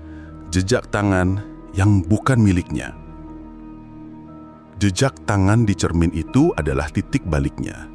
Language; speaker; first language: Indonesian; native; Indonesian